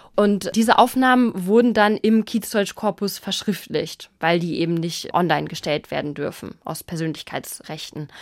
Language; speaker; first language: German; native; German